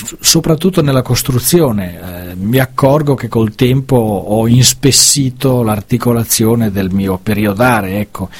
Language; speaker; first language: Italian; native; Italian